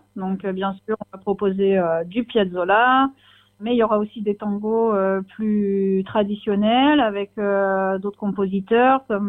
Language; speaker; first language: French; native; French